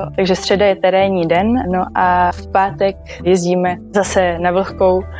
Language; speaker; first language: Czech; native; Czech